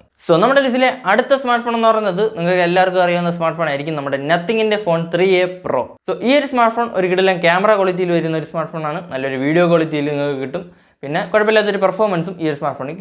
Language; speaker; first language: Malayalam; native; Malayalam